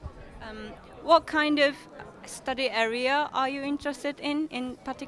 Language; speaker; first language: English; non-native, learner; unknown